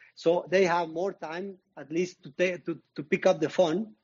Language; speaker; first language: English; non-native, learner; Spanish